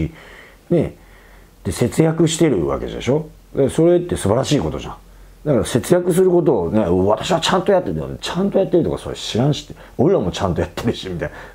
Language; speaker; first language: Japanese; native; Japanese